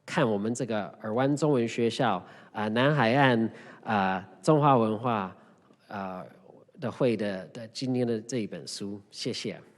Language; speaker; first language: Chinese; early bilingual, heritage; English